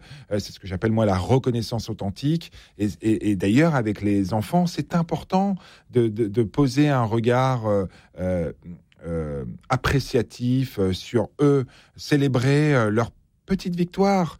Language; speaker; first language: French; native; French